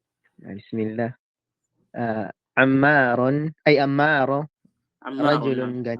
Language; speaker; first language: Arabic; non-native, learner; Filipino